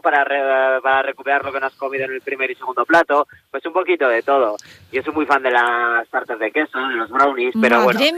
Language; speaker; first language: Spanish; native; Spanish